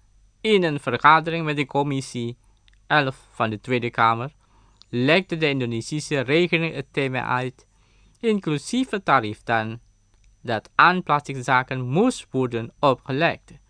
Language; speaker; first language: Dutch; non-native, learner; Indonesian